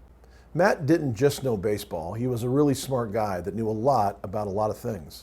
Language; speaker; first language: English; native; English